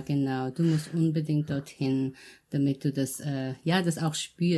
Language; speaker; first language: German; early bilingual, other home language; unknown